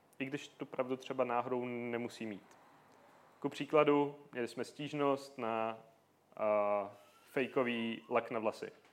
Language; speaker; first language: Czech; native; Czech